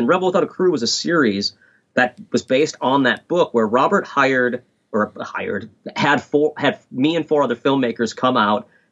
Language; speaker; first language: English; native; English